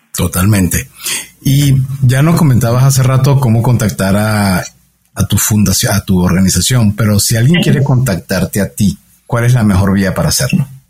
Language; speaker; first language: Spanish; native; Spanish